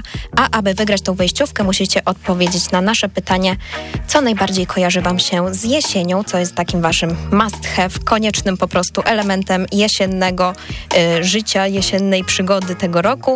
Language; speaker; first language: Polish; native; Polish